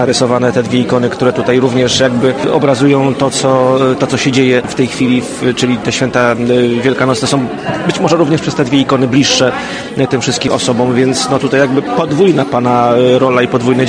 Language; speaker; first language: Polish; native; Polish